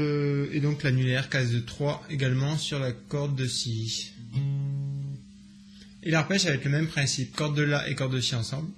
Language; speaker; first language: French; native; French